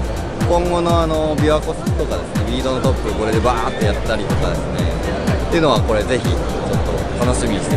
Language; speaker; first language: Japanese; native; Japanese